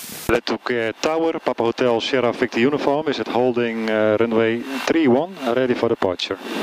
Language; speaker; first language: English; non-native, fluent; Dutch